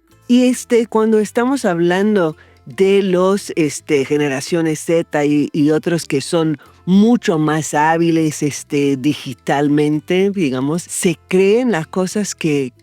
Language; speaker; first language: Spanish; non-native, fluent; English